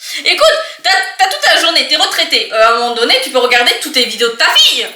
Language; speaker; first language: French; native; French